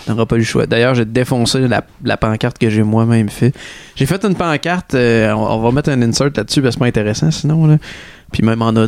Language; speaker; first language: French; native; French